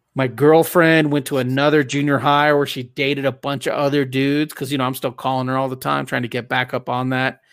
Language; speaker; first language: English; native; English